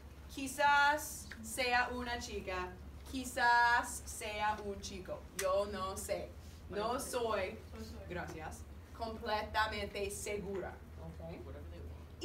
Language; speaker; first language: Spanish; non-native, fluent; English